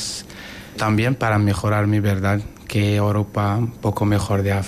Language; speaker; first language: Spanish; non-native, learner; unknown